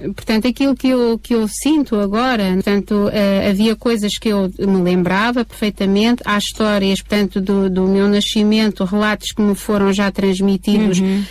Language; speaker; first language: Portuguese; native; Portuguese